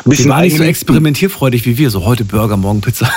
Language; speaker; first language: German; native; German